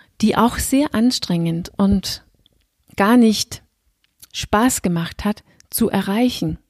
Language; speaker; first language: German; non-native, fluent; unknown